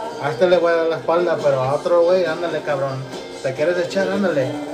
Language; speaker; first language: Spanish; early bilingual, heritage; Spanish